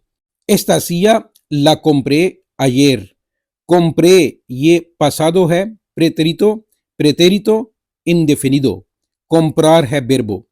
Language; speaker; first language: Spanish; non-native, fluent; Urdu